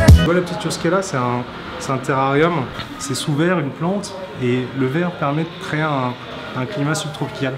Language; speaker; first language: French; native; French